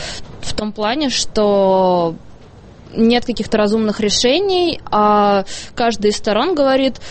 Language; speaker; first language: Russian; native; Russian